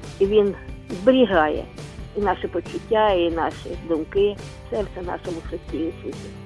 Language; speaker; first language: Ukrainian; non-native, local second language; Russian